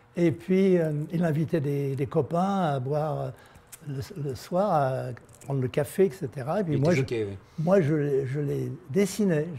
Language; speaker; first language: French; native; French